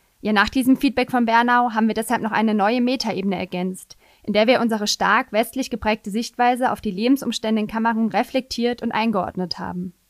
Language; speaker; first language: German; native; German